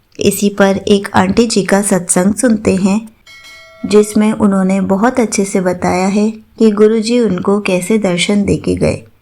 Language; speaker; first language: Hindi; native; Hindi